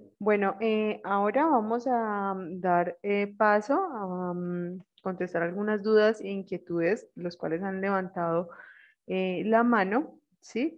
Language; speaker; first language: Spanish; native; Spanish